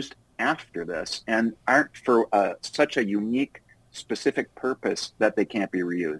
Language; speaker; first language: English; native; English